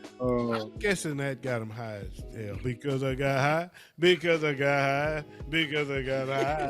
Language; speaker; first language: English; native; English